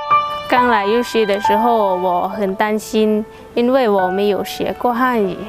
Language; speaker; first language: Chinese; non-native, learner; Lao